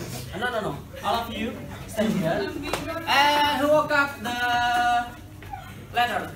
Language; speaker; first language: English; non-native, learner; Indonesian